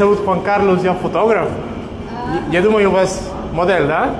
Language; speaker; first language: Russian; non-native, learner; Spanish